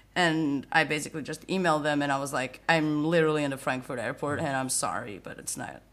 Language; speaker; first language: English; non-native, fluent; Portuguese